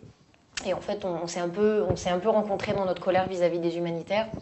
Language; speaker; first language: French; native; French